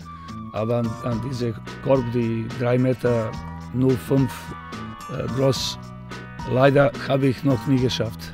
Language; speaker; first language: German; non-native, fluent; Serbian